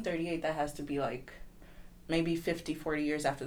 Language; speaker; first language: English; non-native, local second language; Kinyarwanda